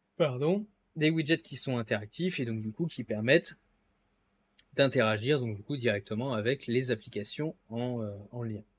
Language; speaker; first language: French; native; French